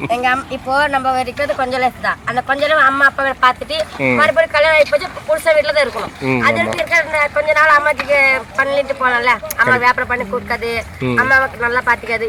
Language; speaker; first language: Tamil; non-native, local second language; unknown